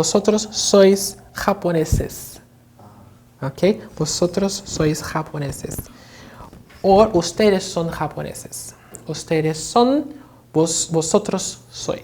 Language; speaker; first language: Spanish; non-native, fluent; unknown